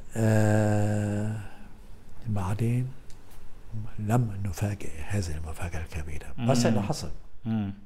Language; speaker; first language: Arabic; non-native, fluent; German